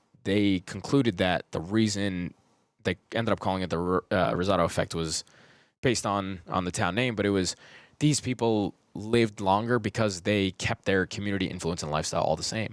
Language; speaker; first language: English; early bilingual, heritage; Persian